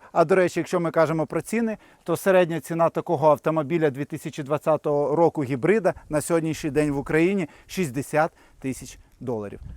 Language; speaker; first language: Ukrainian; non-native, local second language; Russian